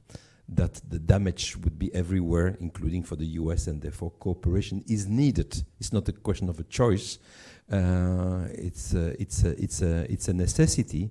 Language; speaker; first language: English; non-native, fluent; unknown